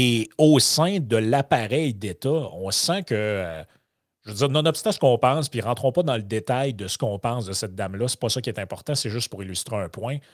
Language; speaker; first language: French; native; French